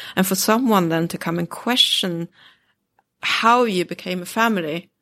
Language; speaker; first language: English; early bilingual, other home language; Swedish